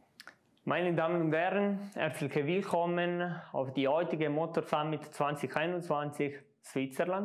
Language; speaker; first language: German; non-native, local second language; Italian